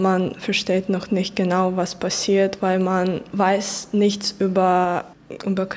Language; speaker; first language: German; non-native, fluent; Ukrainian